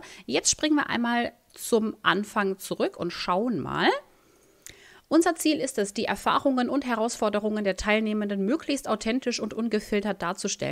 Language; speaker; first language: German; native; German